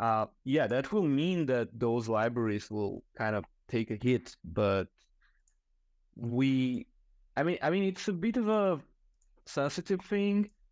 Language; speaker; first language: English; non-native, fluent; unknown